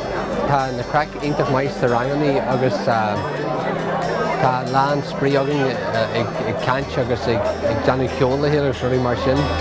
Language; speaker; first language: Irish; non-native, local second language; English